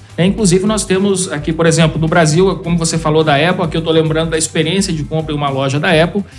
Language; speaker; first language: Portuguese; native; Portuguese